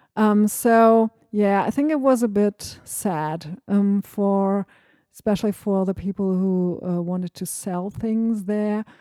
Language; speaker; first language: English; non-native, fluent; German